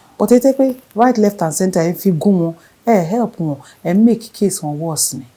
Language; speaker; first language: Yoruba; native; Yoruba